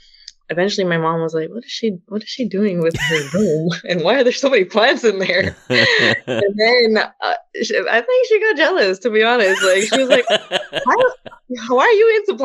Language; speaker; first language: English; native; English